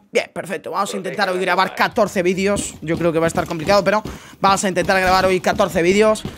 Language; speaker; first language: Spanish; native; Spanish